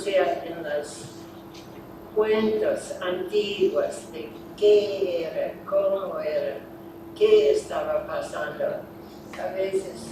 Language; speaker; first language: Spanish; non-native, fluent; English